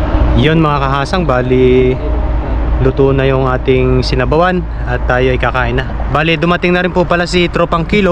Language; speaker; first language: Filipino; native; Filipino